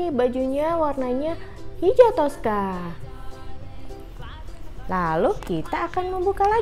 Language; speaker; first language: Indonesian; native; Indonesian